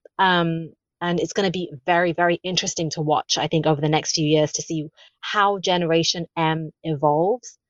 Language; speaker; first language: English; native; English